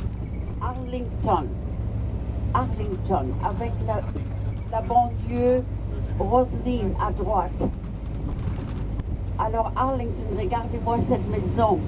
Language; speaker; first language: French; non-native, fluent; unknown